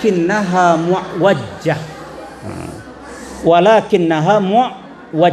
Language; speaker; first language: Arabic; non-native, fluent; Indonesian